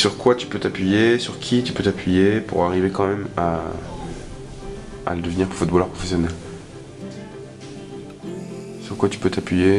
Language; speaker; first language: French; native; French